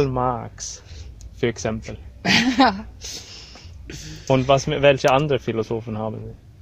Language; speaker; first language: German; non-native, learner; Swedish